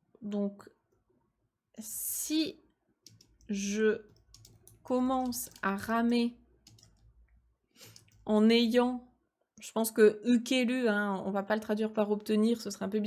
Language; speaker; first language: French; native; French